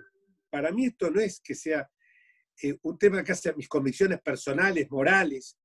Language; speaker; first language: Spanish; native; Spanish